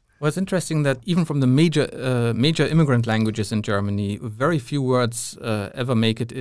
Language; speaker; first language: English; non-native, fluent; German